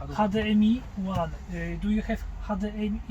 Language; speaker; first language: English; non-native, learner; Polish